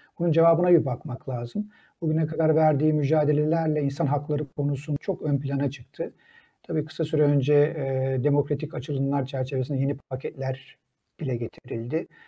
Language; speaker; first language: Turkish; native; Turkish